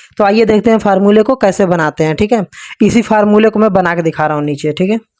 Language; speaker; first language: Hindi; native; Hindi